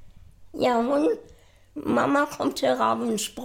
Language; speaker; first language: Swedish; non-native, fluent; German